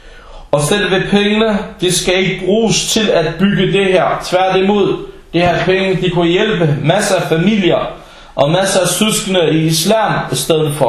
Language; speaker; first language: Danish; early bilingual, other home language; Arabic